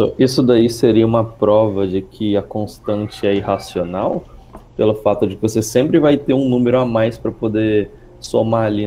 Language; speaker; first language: Portuguese; native; Portuguese